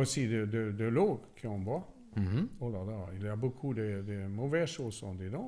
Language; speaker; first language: French; non-native, learner; Swedish